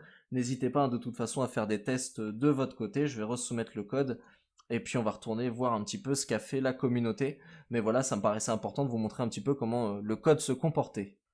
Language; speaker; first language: French; native; French